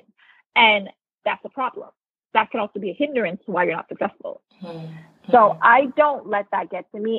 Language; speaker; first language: English; native; English